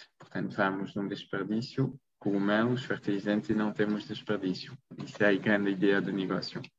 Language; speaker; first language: Portuguese; non-native, fluent; French